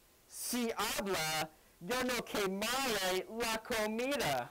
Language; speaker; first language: Spanish; non-native, learner; English